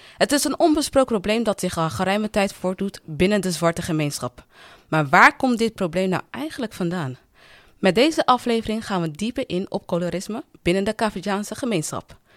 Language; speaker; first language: Dutch; early bilingual, other home language; Kabuverdianu